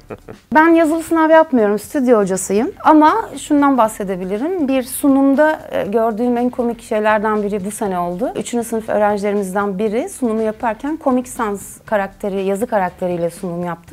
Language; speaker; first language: Turkish; native; Turkish